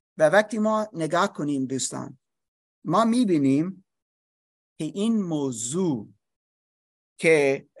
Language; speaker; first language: Persian; non-native, learner; English